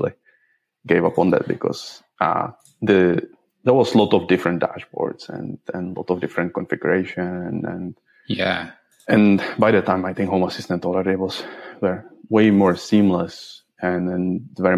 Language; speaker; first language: English; non-native, fluent; Czech